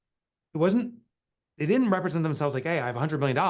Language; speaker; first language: English; native; English